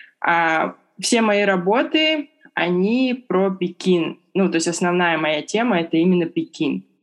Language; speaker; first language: Russian; native; Russian